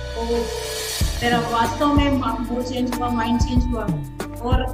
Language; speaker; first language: Hindi; native; Hindi